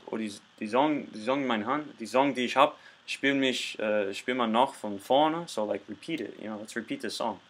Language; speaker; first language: German; non-native, learner; English